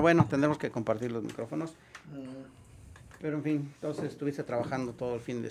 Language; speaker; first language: Spanish; native; Spanish